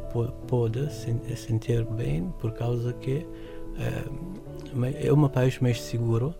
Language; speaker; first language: Portuguese; non-native, learner; Arabic